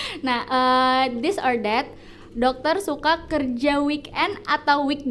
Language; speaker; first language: Indonesian; native; Indonesian